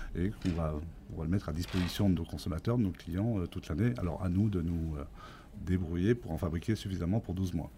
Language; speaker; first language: French; native; French